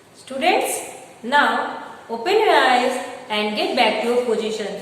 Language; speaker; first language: English; non-native, local second language; Hindi